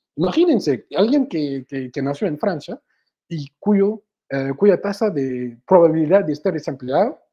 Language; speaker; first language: Spanish; non-native, fluent; Wolof